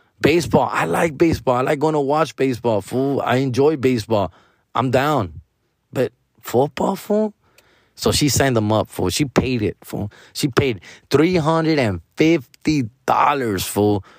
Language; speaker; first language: English; early bilingual, other home language; Spanish